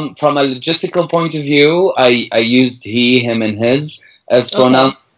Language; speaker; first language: English; non-native, fluent; Arabic